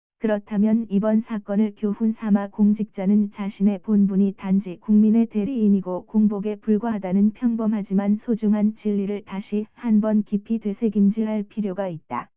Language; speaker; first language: Korean; native; Korean